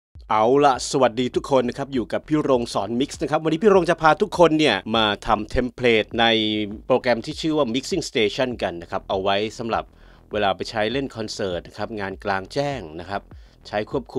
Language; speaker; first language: Thai; native; Thai